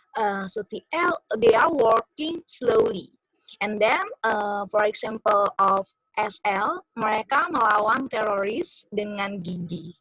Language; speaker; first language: English; non-native, learner; Indonesian